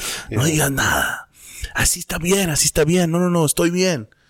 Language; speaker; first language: Spanish; early bilingual, heritage; Spanish